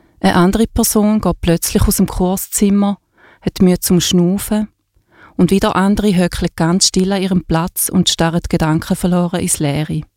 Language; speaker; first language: German; native; German